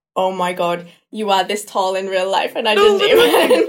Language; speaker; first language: English; native; English